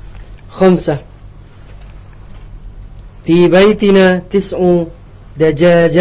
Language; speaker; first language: Arabic; non-native, learner; Indonesian